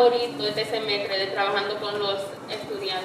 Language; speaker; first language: Spanish; early bilingual, heritage; English